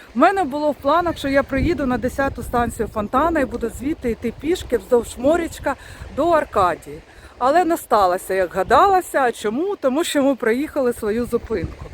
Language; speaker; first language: Ukrainian; non-native, local second language; Russian